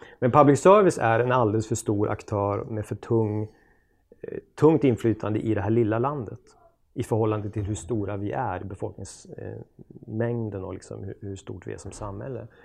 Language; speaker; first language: Swedish; native; Swedish